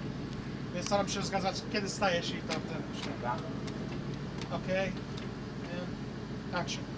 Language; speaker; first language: Polish; non-native, learner; English